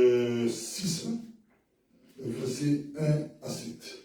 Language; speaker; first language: French; non-native, local second language; Lingala